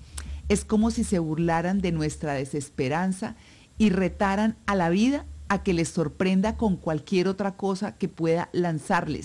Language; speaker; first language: Spanish; native; Spanish